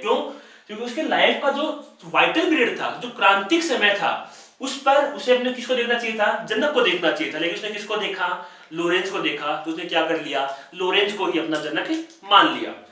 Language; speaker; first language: Hindi; native; Hindi